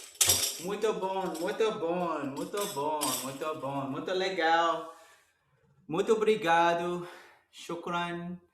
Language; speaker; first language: Portuguese; non-native, learner; English